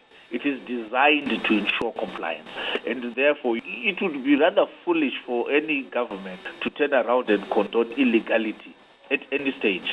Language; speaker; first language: English; non-native, local second language; Shona